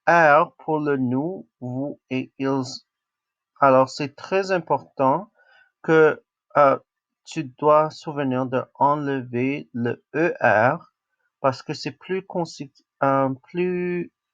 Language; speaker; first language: French; non-native, local second language; English